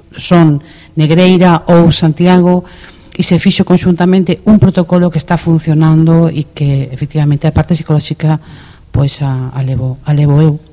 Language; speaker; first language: Spanish; non-native, local second language; Galician